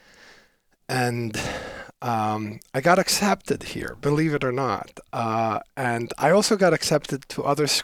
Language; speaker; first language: English; non-native, fluent; Bosnian